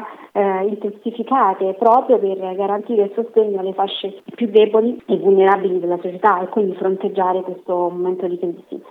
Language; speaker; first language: Italian; native; Italian